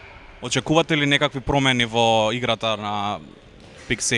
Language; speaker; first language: Macedonian; native; Macedonian